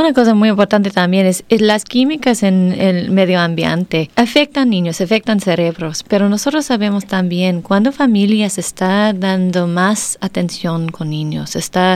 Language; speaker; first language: Spanish; non-native, learner; English